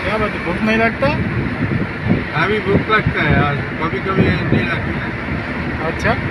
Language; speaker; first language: Hindi; non-native, learner; Nepali